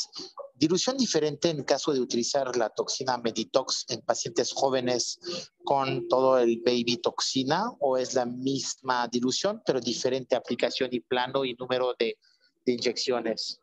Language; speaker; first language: Spanish; native; Spanish